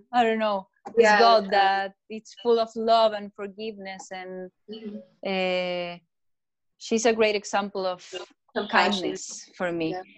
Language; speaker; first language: English; non-native, learner; Spanish